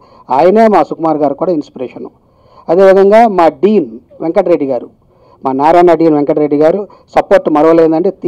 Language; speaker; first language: Telugu; native; Telugu